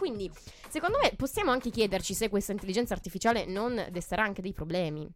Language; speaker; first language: Italian; native; Italian